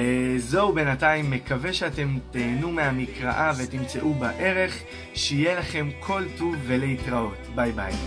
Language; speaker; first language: Hebrew; native; Hebrew